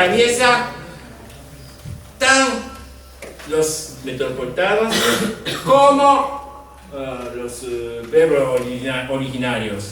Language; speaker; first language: Spanish; non-native, fluent; Japanese